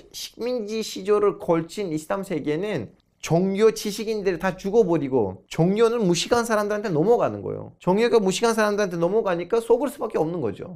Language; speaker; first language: Korean; non-native, fluent; Turkish